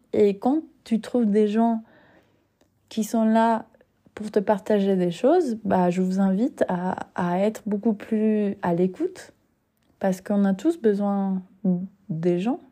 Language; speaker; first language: French; non-native, fluent; Spanish